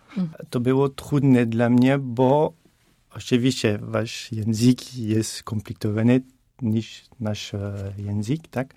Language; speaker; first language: Polish; non-native, learner; French